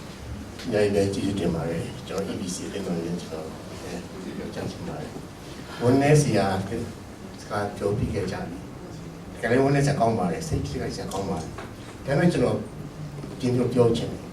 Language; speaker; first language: Burmese; non-native, local second language; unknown